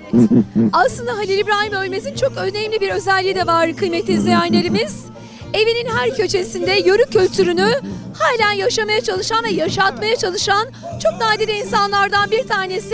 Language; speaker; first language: Turkish; native; Turkish